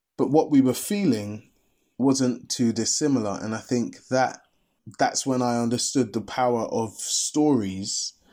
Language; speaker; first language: English; native; English